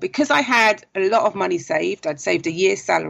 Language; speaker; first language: English; native; English